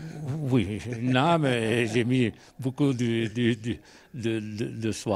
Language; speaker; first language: French; non-native, local second language; Italian